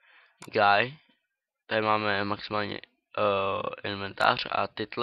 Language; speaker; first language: Czech; native; Czech